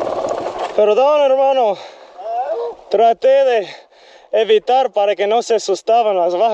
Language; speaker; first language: Spanish; non-native, learner; English